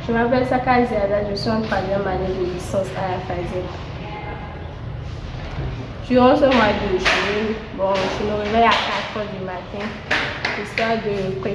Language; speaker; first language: French; non-native, local second language; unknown